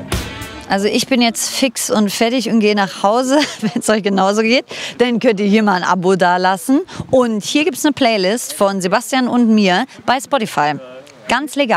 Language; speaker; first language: German; native; German